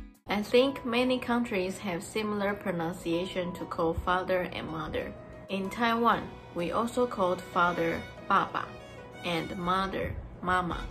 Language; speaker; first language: English; non-native, fluent; Chinese